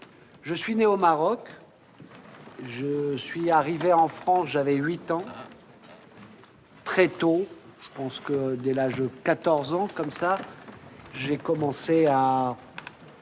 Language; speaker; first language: French; early bilingual, other home language; Arabic